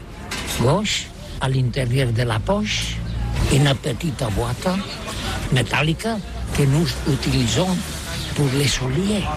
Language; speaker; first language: French; non-native, learner; Catalan